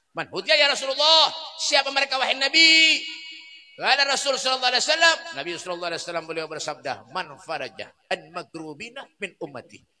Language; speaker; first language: Indonesian; non-native, local second language; Banjar